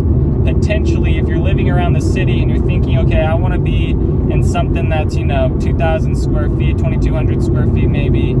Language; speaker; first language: English; native; English